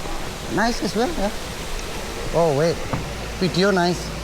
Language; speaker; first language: English; non-native, learner; Indonesian